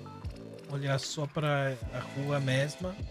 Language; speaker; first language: Portuguese; non-native, fluent; English